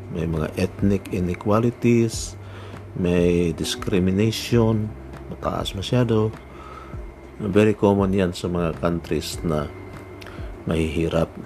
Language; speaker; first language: Filipino; non-native, local second language; Cebuano